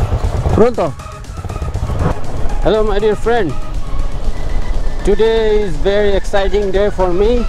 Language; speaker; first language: English; non-native, learner; Bangla